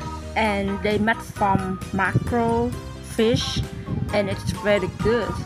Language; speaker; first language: English; non-native, learner; Vietnamese